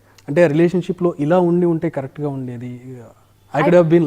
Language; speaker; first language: Telugu; native; Telugu